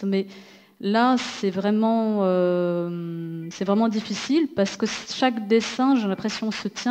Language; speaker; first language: French; native; French